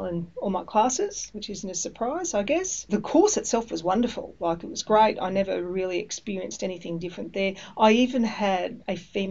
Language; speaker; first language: English; early bilingual, other home language; Greek